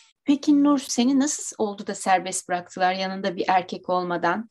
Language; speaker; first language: Turkish; native; Turkish